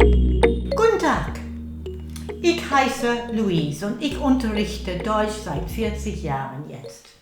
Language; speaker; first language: German; non-native, fluent; English